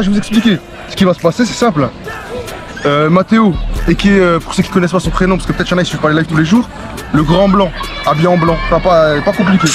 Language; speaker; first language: French; native; French